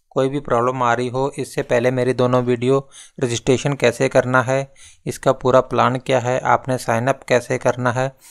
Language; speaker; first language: Hindi; non-native, local second language; Punjabi